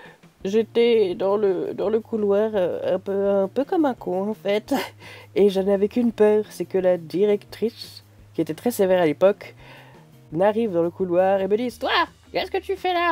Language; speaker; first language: French; native; French